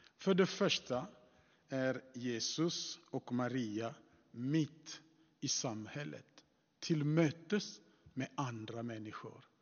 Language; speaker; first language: Swedish; non-native, fluent; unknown